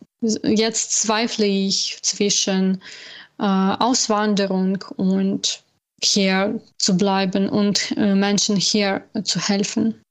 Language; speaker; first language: German; non-native, learner; Ukrainian